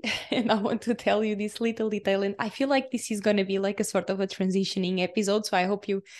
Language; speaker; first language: English; non-native, fluent; Portuguese